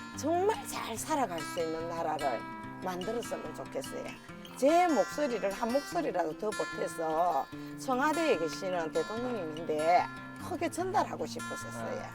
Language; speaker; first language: Korean; native; Korean